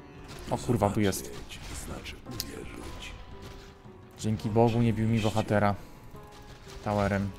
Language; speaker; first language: Polish; native; Polish